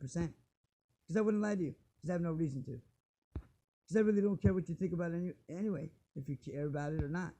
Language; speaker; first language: English; native; English